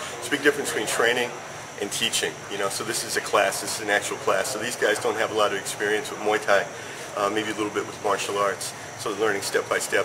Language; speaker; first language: English; native; English